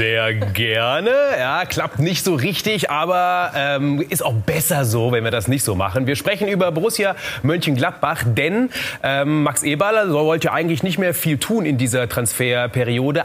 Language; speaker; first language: German; native; German